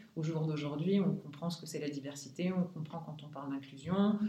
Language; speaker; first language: French; native; French